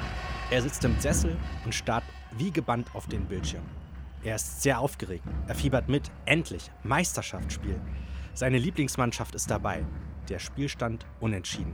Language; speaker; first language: German; native; German